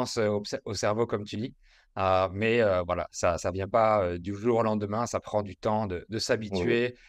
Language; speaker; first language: French; native; French